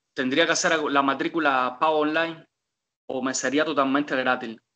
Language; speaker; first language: Spanish; native; Spanish